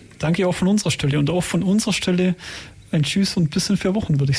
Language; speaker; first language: German; native; German